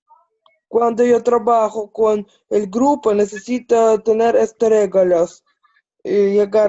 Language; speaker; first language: Spanish; non-native, learner; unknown